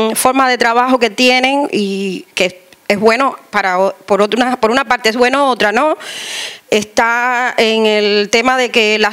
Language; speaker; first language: Spanish; native; Spanish